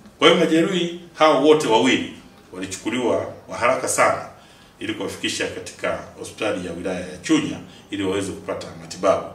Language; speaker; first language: Swahili; native; Swahili